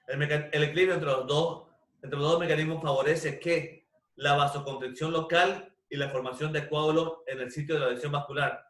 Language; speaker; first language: Spanish; native; Spanish